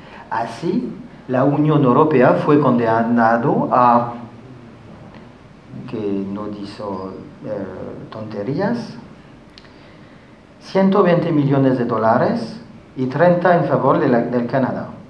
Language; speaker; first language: Spanish; non-native, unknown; French